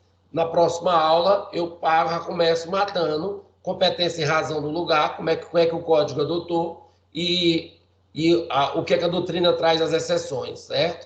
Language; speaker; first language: Portuguese; native; Portuguese